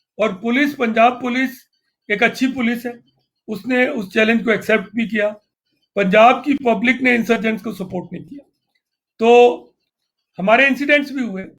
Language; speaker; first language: Hindi; non-native, local second language; Punjabi